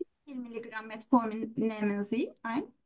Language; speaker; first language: German; non-native, learner; Turkish